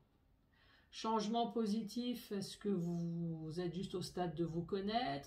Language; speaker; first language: French; native; French